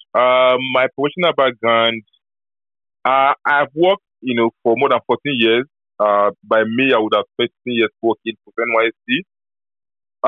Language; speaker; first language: English; non-native, local second language; Yoruba